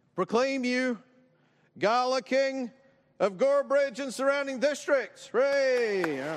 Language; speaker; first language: English; native; English